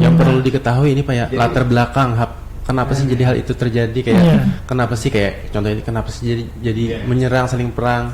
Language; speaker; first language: Indonesian; non-native, local second language; Banjar